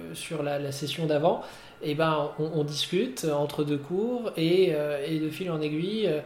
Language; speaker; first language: French; non-native, local second language; Arabic